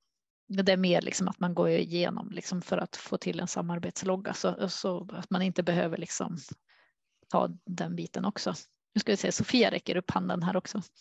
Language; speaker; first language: Swedish; native; Swedish